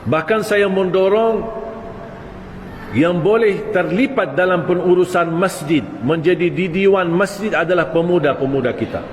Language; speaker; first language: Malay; non-native, fluent; Arabic